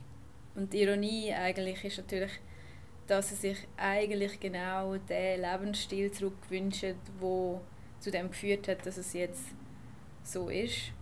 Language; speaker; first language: German; native; German